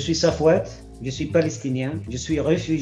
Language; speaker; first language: French; non-native, learner; Arabic